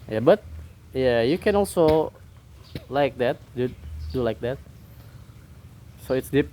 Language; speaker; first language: English; non-native, learner; Indonesian